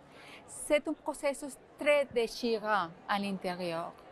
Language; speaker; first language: French; non-native, fluent; Spanish